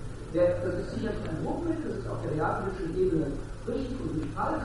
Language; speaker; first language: German; native; German